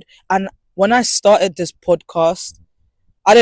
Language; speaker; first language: English; native; English